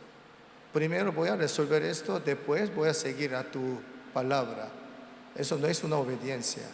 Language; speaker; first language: Spanish; non-native, learner; Korean